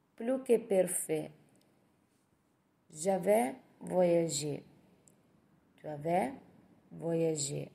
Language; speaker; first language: French; non-native, fluent; Italian